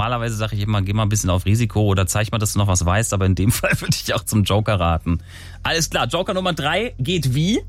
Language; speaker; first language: German; native; German